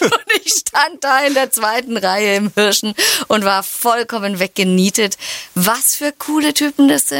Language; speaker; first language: German; native; German